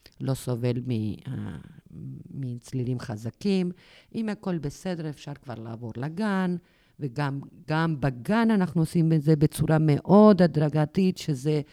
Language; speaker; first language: Hebrew; non-native, fluent; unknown